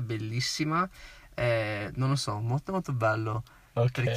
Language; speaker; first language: Italian; non-native, fluent; English